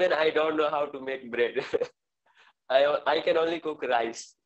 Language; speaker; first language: English; non-native, learner; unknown